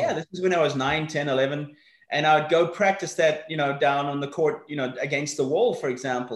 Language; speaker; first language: English; native; English